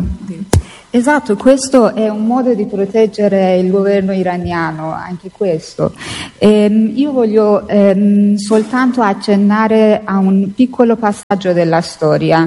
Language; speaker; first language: Italian; non-native, fluent; Persian